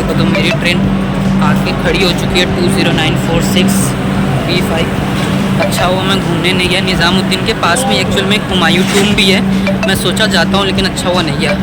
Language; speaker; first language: Hindi; native; Hindi